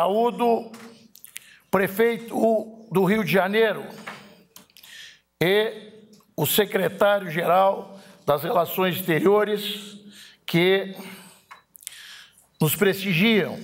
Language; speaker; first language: Portuguese; native; Portuguese